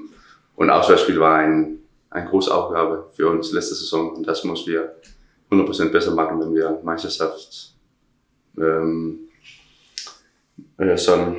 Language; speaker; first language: German; non-native, learner; Danish